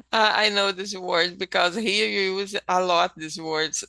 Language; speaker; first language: English; non-native, learner; Portuguese